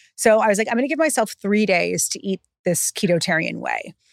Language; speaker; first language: English; native; English